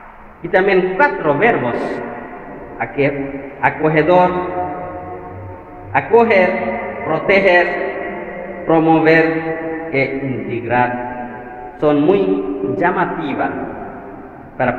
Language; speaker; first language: Spanish; non-native, fluent; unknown